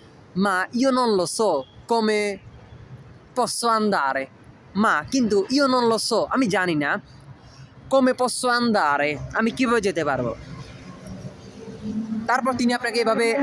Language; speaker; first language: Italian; non-native, learner; Bangla